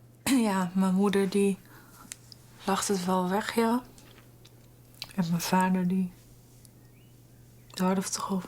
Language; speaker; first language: Dutch; native; Dutch